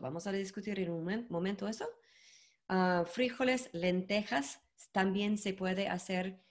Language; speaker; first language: Spanish; non-native, learner; English